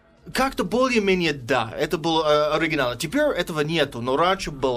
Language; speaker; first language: Russian; non-native, fluent; English